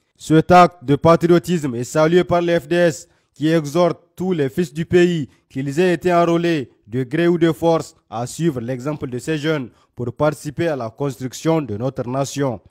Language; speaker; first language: French; non-native, local second language; Hausa